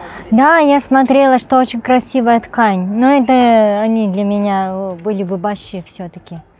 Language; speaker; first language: Russian; non-native, fluent; Italian